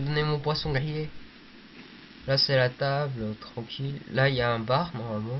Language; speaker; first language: French; native; French